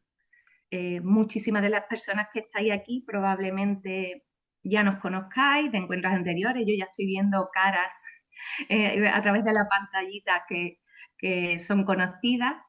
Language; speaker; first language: Spanish; native; Spanish